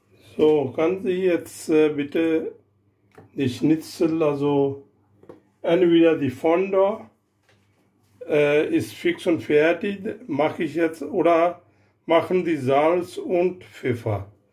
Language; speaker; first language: German; non-native, learner; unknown